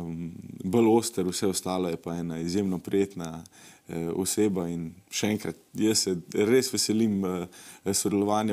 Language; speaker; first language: Slovenian; native; Slovenian